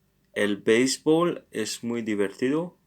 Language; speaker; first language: Spanish; non-native, learner; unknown